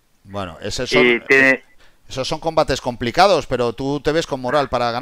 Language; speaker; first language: Spanish; native; Spanish